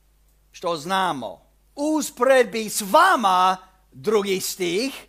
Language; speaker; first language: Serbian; early bilingual, heritage; Serbian